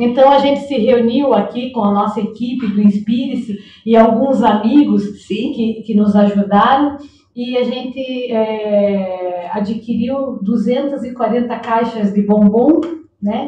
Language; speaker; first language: Portuguese; native; Portuguese